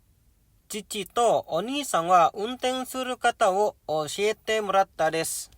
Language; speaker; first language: Japanese; non-native, learner; Indonesian